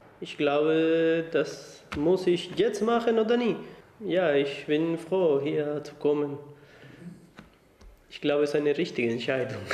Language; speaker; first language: German; non-native, learner; Spanish